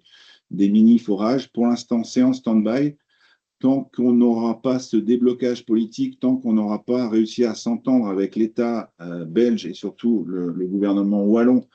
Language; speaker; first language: French; native; French